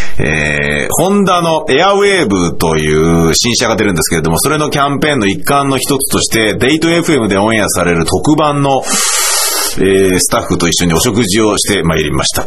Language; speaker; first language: Japanese; native; Japanese